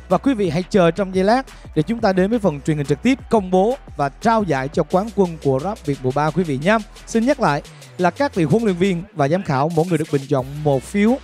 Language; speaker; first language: Vietnamese; native; Vietnamese